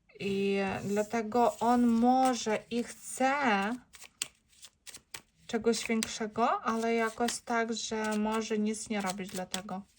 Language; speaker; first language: Polish; non-native, learner; Ukrainian